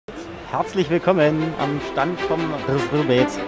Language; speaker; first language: German; native; German